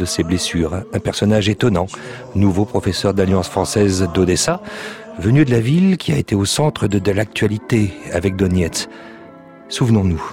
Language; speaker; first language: French; native; French